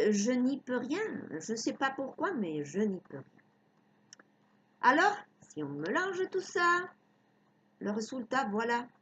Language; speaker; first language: French; non-native, fluent; Spanish